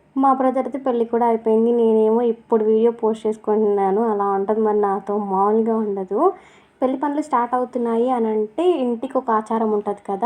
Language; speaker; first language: Telugu; non-native, local second language; Urdu